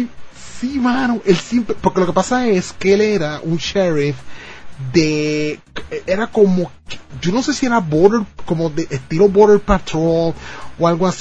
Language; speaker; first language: Spanish; native; Spanish